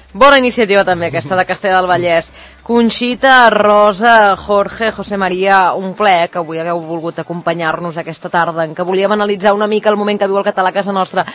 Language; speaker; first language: Catalan; native; Catalan